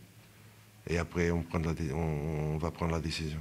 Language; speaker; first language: French; non-native, fluent; Portuguese